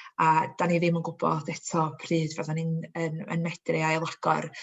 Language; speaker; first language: Welsh; native; Welsh